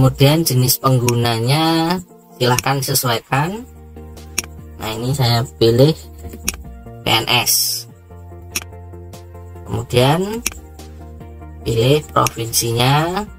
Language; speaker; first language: Indonesian; native; Indonesian